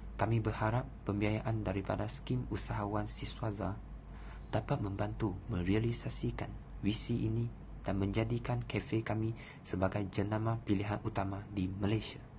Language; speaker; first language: Malay; non-native, local second language; Chinese